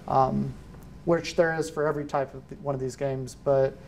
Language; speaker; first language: English; native; English